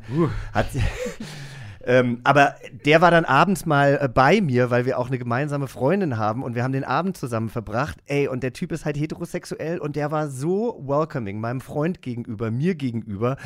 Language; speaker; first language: German; native; German